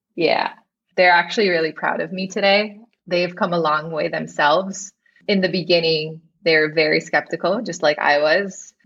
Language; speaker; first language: English; native; English